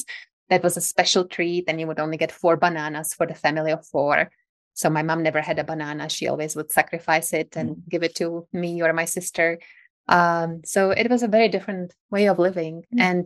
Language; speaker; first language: English; non-native, fluent; Czech